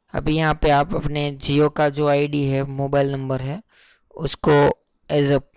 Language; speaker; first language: Hindi; non-native, local second language; Gujarati